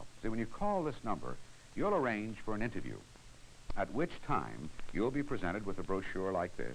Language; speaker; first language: English; native; English